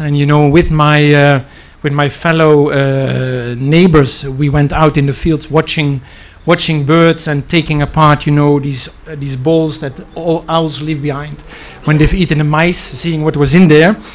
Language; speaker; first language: English; non-native, fluent; Dutch